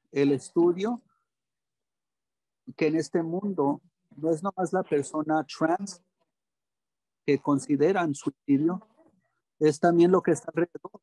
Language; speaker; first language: Spanish; early bilingual, heritage; English